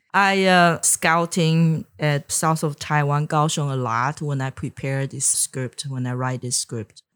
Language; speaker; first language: English; non-native, fluent; Chinese